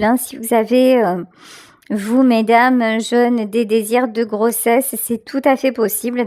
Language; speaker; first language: French; native; French